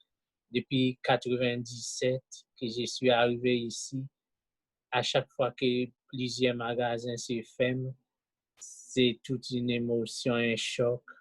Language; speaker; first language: French; non-native, local second language; Haitian Creole